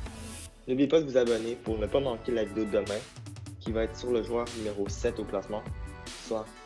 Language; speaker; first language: French; native; French